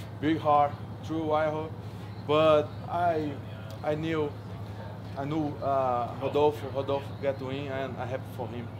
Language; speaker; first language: English; non-native, learner; Portuguese